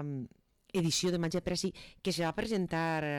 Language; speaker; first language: Catalan; native; Catalan